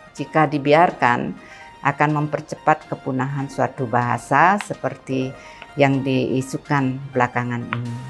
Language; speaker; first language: Indonesian; non-native, local second language; Balinese